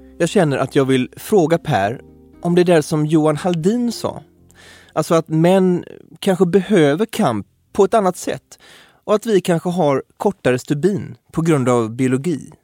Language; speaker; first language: Swedish; native; Swedish